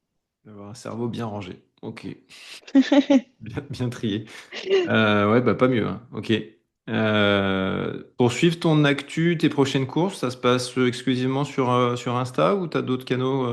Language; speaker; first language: French; native; French